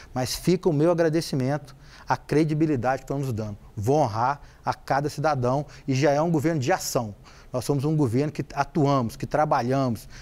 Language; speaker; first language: Portuguese; native; Portuguese